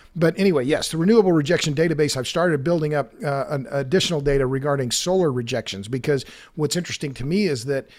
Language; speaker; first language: English; native; English